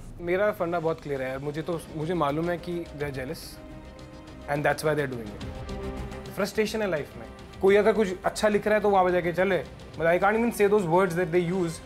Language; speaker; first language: Hindi; native; Hindi